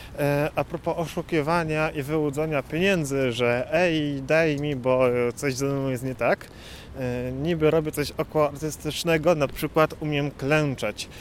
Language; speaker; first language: Polish; native; Polish